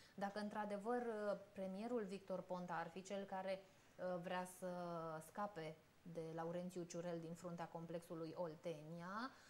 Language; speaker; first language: Romanian; native; Romanian